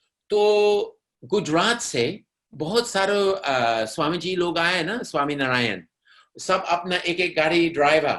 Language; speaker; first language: Hindi; non-native, fluent; English